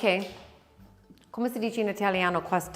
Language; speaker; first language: Italian; non-native, learner; English